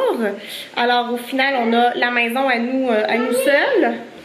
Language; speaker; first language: French; native; French